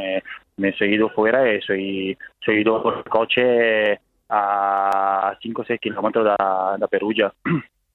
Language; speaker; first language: Spanish; non-native, learner; Italian